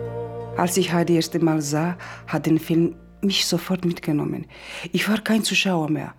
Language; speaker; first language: German; non-native, learner; Georgian